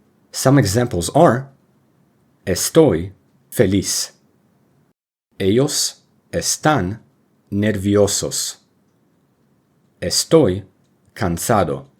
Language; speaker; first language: Spanish; non-native, fluent; English